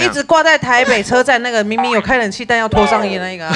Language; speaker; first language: Chinese; native; Chinese